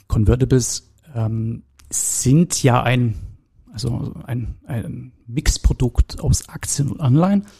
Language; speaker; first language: German; native; German